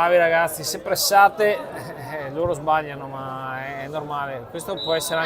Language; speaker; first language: Italian; native; Italian